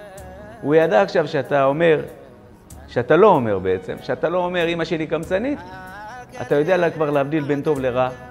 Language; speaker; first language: Hebrew; non-native, fluent; Amharic